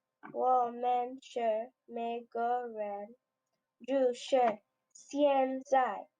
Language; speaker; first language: Chinese; non-native, learner; English